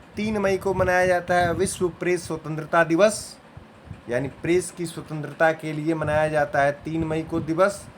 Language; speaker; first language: Hindi; native; Hindi